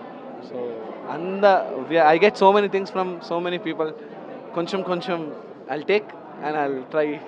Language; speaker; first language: Telugu; non-native, learner; Kannada